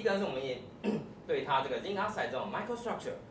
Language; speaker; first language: Chinese; native; Chinese